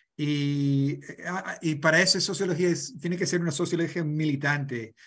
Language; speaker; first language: Spanish; non-native, fluent; English